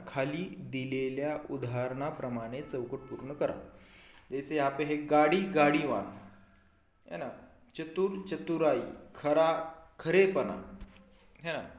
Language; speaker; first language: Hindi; non-native, local second language; Marathi